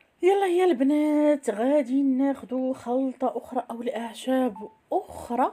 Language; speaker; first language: Arabic; native; Arabic